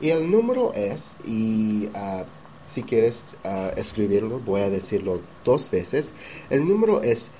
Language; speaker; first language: Spanish; non-native, learner; English